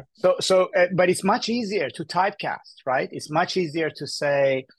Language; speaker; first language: English; early bilingual, other home language; Persian